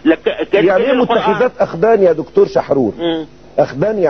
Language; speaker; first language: Arabic; native; Arabic